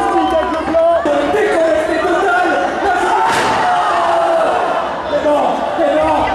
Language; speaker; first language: French; native; French